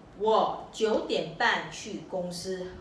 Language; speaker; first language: Chinese; non-native, local second language; Malay